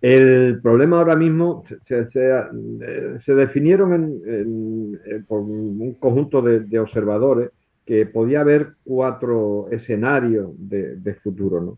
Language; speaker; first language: Spanish; native; Spanish